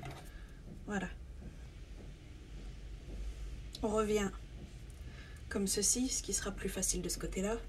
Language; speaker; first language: French; native; French